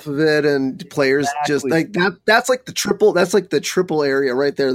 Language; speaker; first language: English; native; English